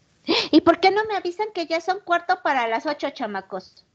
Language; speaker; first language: Spanish; native; Spanish